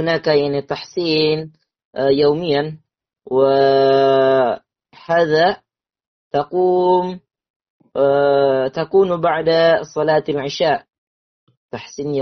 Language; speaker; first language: Arabic; non-native, learner; Indonesian